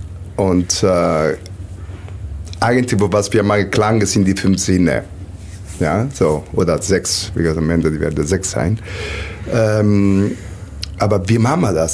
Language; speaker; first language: German; non-native, learner; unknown